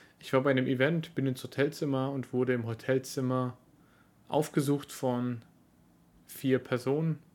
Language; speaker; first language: German; early bilingual, other home language; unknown